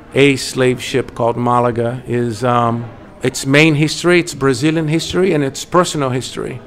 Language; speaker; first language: English; non-native, fluent; Portuguese